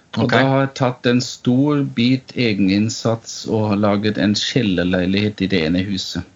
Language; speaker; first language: Norwegian; non-native, fluent; German